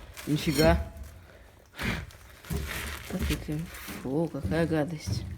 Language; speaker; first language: Russian; native; Russian